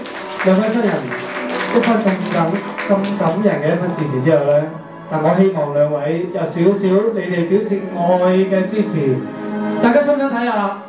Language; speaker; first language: Cantonese; native; Cantonese